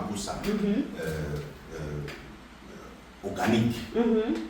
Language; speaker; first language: French; non-native, local second language; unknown